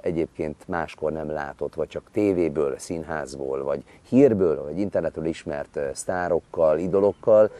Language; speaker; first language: Hungarian; native; Hungarian